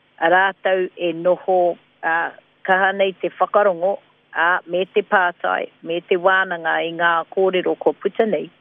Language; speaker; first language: Māori; non-native, local second language; English